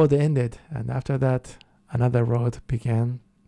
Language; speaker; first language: English; non-native, fluent; Japanese